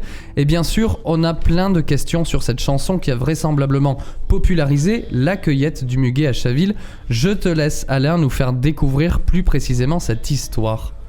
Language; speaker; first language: French; native; French